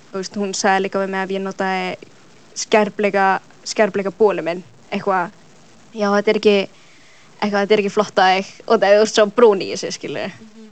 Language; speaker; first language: Icelandic; early bilingual, other home language; Filipino